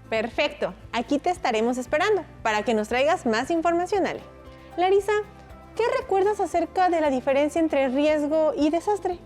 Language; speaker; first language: Spanish; native; Spanish